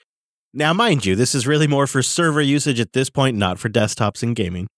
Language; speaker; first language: English; native; English